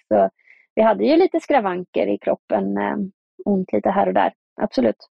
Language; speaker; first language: Swedish; native; Swedish